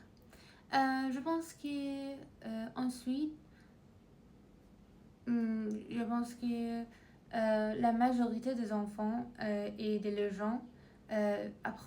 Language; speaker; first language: French; non-native, learner; Persian